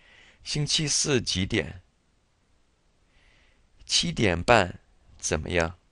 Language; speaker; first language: Chinese; non-native, fluent; English